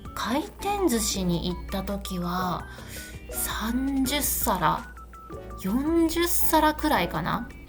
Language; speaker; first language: Japanese; native; Japanese